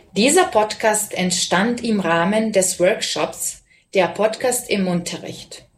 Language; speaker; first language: German; non-native, fluent; Serbian